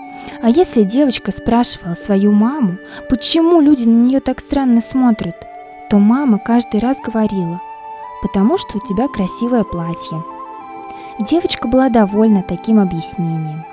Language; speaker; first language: Russian; native; Russian